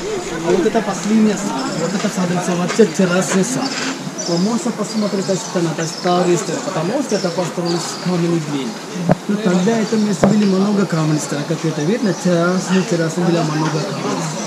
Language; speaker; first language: Russian; non-native, learner; Sinhala